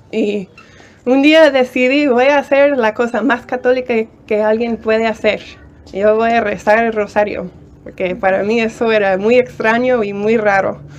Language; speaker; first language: Spanish; non-native, fluent; English